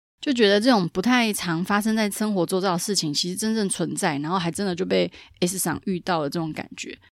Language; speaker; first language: Chinese; native; Chinese